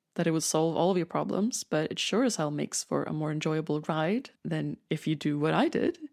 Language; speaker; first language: English; non-native, fluent; Swedish